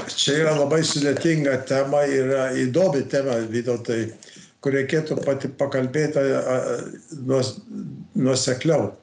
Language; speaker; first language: Lithuanian; early bilingual, heritage; Lithuanian